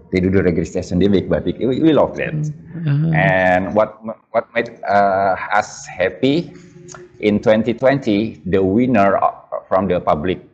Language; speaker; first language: English; non-native, fluent; Indonesian